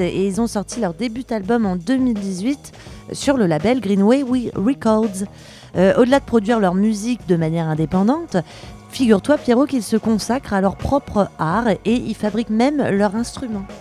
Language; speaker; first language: French; native; French